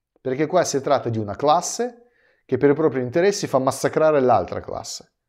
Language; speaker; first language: Italian; non-native, fluent; Russian